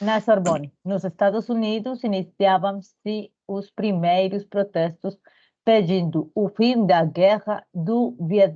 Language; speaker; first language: Portuguese; non-native, learner; Spanish